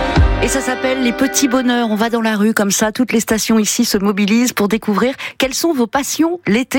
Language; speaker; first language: French; native; French